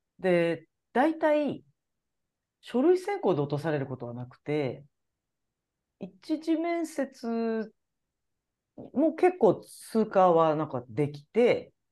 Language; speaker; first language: Japanese; native; Japanese